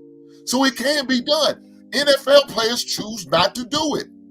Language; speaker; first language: English; native; English